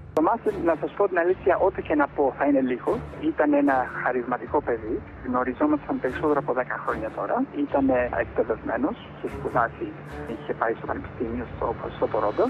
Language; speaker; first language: Greek; early bilingual, heritage; Greek